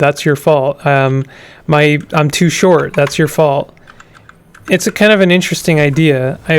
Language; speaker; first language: English; native; English